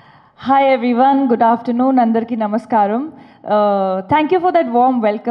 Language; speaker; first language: Telugu; non-native, fluent; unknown